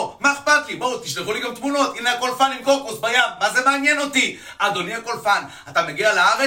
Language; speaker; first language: Hebrew; native; Hebrew